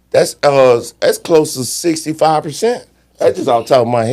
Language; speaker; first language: English; native; English